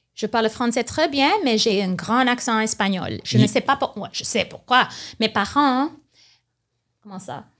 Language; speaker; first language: French; non-native, fluent; Spanish